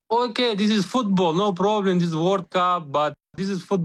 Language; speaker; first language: English; non-native, learner; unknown